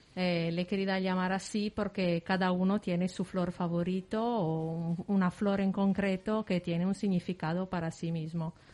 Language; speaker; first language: Spanish; non-native, fluent; Italian